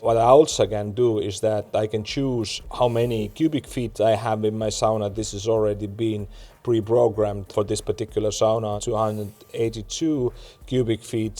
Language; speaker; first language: English; non-native, fluent; Estonian